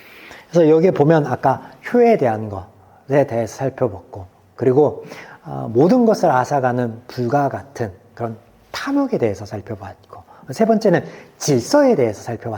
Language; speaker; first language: Korean; native; Korean